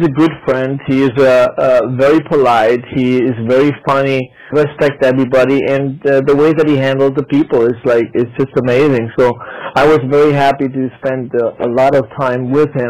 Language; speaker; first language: English; non-native, fluent; German